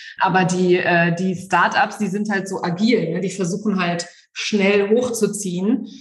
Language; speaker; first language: German; native; German